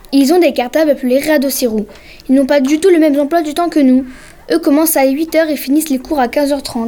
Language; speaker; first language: French; native; French